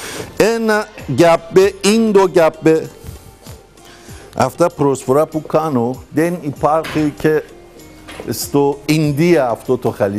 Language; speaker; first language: Greek; non-native, learner; Persian